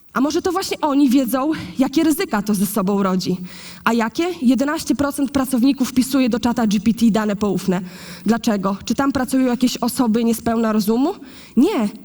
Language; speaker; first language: Polish; native; Polish